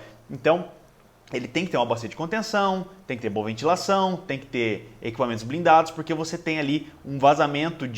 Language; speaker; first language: Portuguese; native; Portuguese